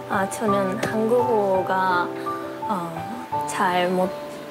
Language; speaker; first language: Korean; non-native, learner; Japanese